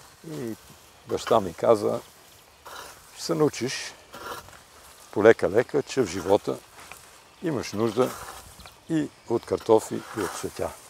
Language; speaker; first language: Bulgarian; early bilingual, heritage; Bulgarian